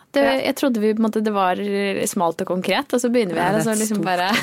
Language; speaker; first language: Norwegian; native; Norwegian